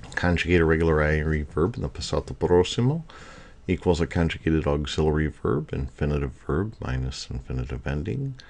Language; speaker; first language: English; native; English